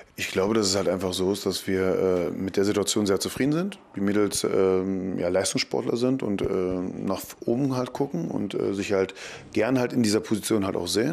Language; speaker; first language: German; native; German